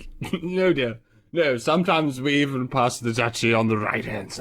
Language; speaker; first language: English; native; English